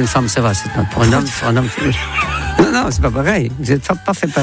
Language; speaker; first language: French; non-native, fluent; Dutch